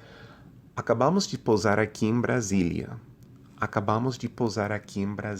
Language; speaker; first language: Portuguese; non-native, fluent; English